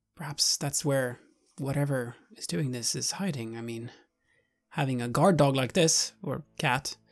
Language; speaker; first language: English; non-native, fluent; Swedish